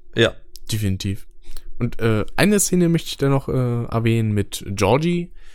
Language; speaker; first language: German; native; German